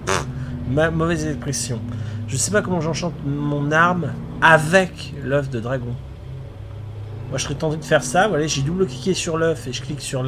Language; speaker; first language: French; native; French